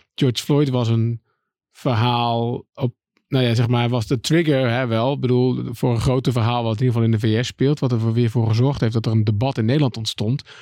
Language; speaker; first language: Dutch; native; Dutch